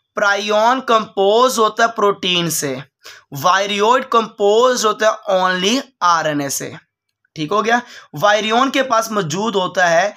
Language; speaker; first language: Urdu; non-native, local second language; Punjabi